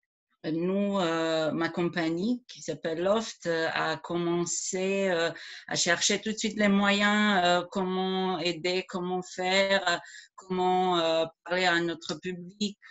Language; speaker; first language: French; non-native, fluent; Croatian